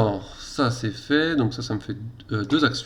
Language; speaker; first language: French; native; French